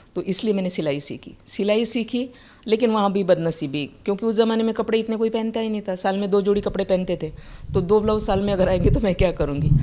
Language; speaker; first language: Hindi; non-native, local second language; Marathi